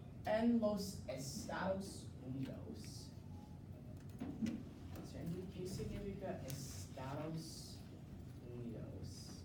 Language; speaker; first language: Spanish; non-native, learner; English